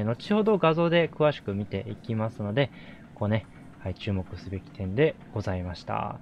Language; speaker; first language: Japanese; native; Japanese